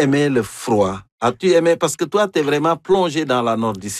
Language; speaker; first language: French; native; French